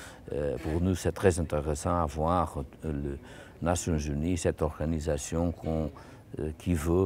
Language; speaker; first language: French; non-native, fluent; Portuguese